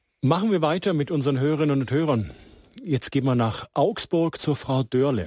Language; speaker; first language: German; native; German